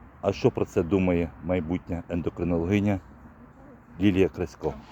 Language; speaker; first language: Ukrainian; native; Ukrainian